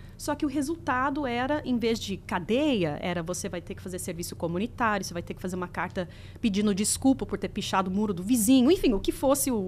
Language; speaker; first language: Portuguese; early bilingual, heritage; English